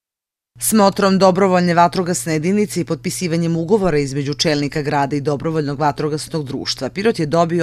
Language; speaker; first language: Serbian; native; Serbian